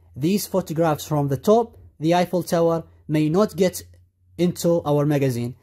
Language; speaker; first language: English; non-native, fluent; Arabic